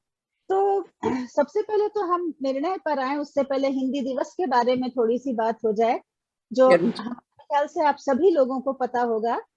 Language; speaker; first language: Hindi; native; Hindi